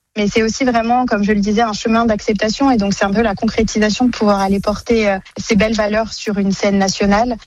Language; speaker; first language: French; native; French